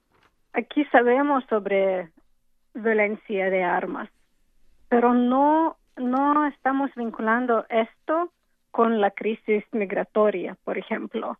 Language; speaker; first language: Spanish; non-native, fluent; English